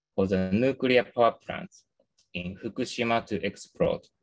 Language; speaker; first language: English; non-native, learner; Japanese